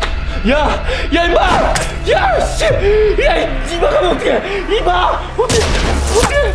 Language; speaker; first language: Korean; native; Korean